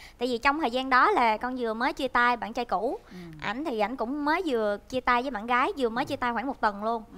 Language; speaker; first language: Vietnamese; native; Vietnamese